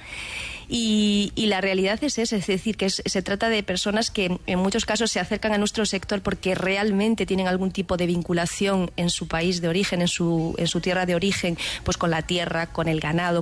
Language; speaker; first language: Spanish; native; Spanish